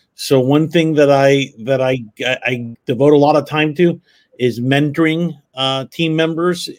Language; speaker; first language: English; early bilingual, other home language; Spanish